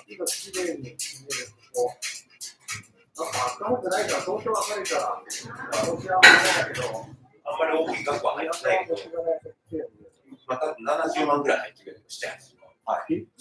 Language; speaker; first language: Japanese; native; Japanese